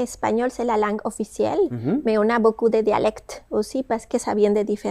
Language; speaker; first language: French; non-native, fluent; Spanish